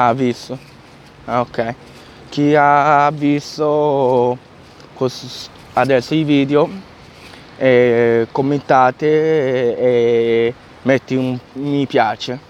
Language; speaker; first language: Italian; non-native, fluent; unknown